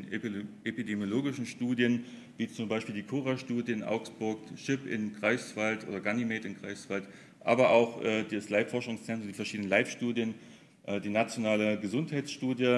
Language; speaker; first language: German; native; German